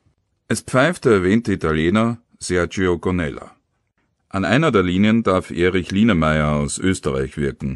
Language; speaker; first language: German; native; German